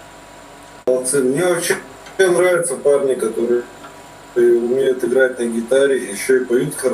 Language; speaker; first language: Russian; native; Russian